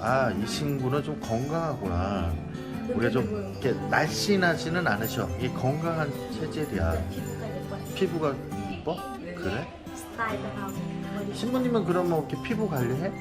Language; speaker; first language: Korean; non-native, fluent; Vietnamese